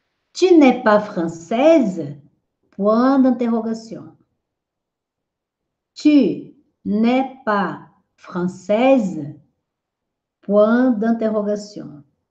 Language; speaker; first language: French; non-native, fluent; Portuguese